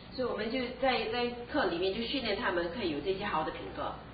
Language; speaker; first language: Chinese; native; Chinese